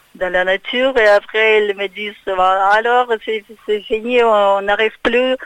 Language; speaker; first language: French; non-native, fluent; Russian